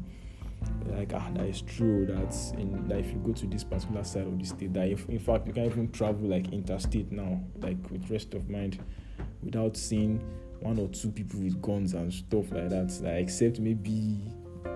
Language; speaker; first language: English; non-native, local second language; Yoruba